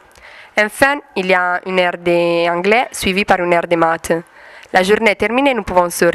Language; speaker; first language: French; non-native, learner; Italian